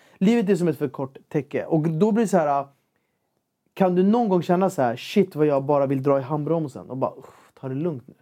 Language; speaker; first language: Swedish; native; Swedish